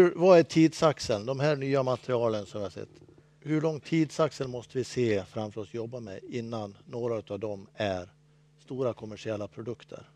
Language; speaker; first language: Swedish; native; Swedish